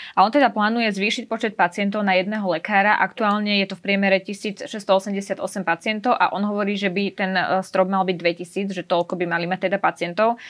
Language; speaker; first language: Slovak; native; Slovak